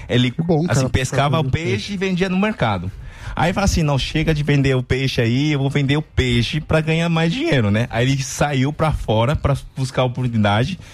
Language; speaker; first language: Portuguese; non-native, fluent; Chinese